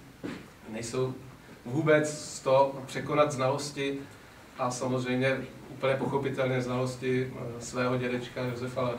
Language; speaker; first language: Czech; native; Czech